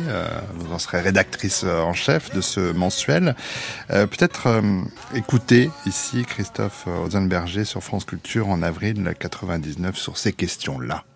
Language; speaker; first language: French; native; French